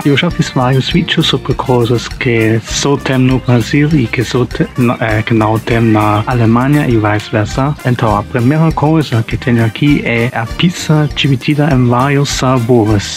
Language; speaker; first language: Portuguese; non-native, fluent; German